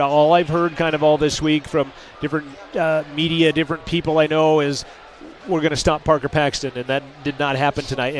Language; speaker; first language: English; native; English